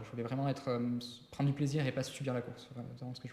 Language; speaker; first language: French; native; French